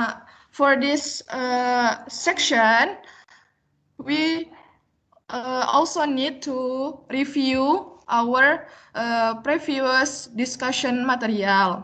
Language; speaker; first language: English; non-native, learner; Indonesian